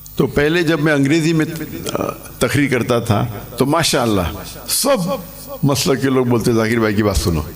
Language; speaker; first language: Urdu; non-native, local second language; English